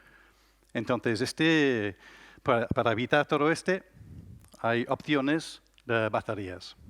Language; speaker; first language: Spanish; non-native, learner; English